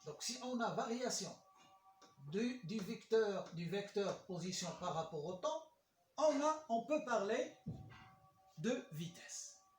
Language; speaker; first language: French; non-native, local second language; Arabic